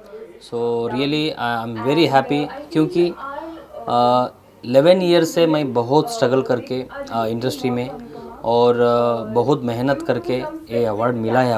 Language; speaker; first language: Hindi; non-native, local second language; Kannada